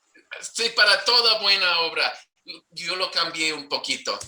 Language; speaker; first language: Spanish; non-native, fluent; English